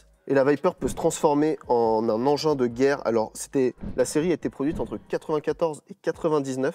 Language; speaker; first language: French; native; French